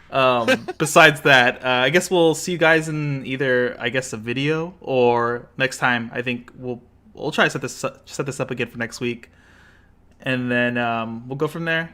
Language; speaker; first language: English; native; English